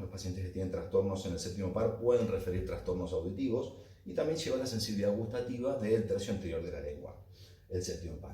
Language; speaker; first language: Spanish; native; Spanish